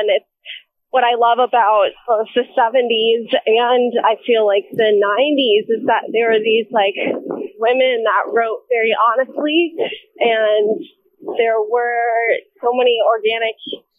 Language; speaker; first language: English; native; English